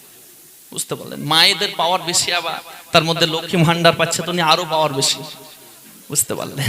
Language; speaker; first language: Bangla; native; Bangla